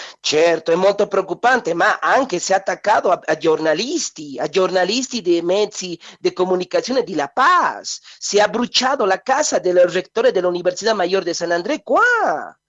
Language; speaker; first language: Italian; non-native, learner; Spanish